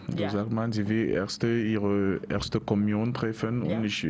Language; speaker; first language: German; non-native, learner; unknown